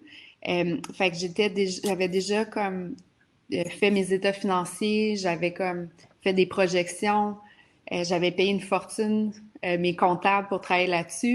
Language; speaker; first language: French; native; French